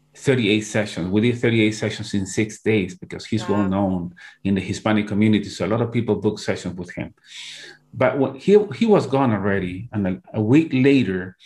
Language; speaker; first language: English; non-native, fluent; Spanish